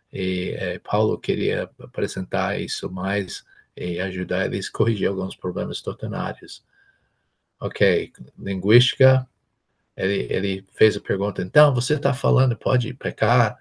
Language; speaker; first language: Portuguese; non-native, fluent; English